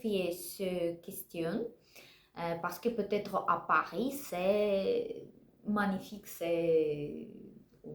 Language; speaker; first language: French; non-native, learner; Russian